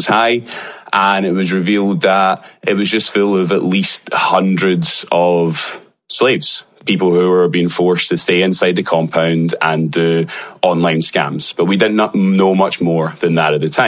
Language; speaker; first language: English; native; English